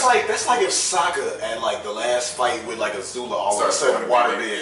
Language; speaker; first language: English; native; English